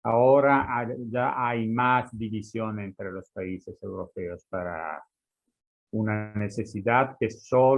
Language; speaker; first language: Spanish; non-native, fluent; Italian